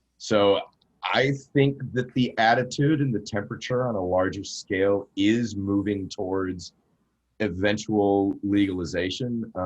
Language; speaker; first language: English; native; English